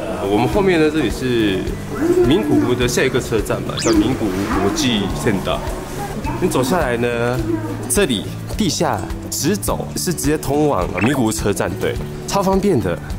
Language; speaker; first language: Chinese; native; Chinese